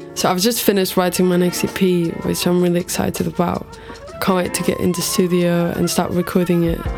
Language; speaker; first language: English; non-native, fluent; Portuguese